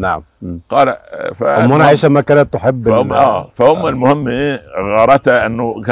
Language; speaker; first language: Arabic; native; Arabic